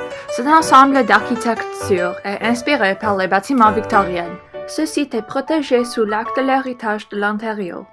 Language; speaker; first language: French; non-native, learner; English